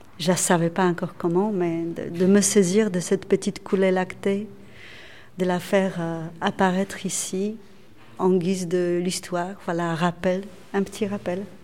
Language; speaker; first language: French; non-native, fluent; Polish